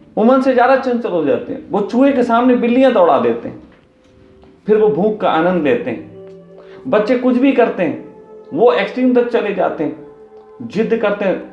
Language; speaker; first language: Hindi; native; Hindi